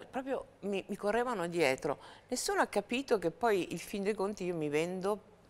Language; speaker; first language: Italian; native; Italian